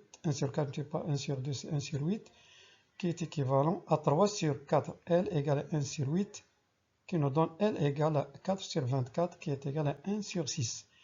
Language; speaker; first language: French; non-native, local second language; Arabic